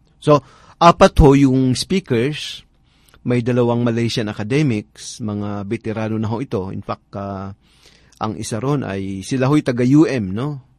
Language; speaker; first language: Filipino; non-native, local second language; Tausug